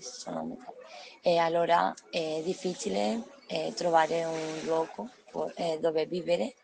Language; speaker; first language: Italian; non-native, learner; Spanish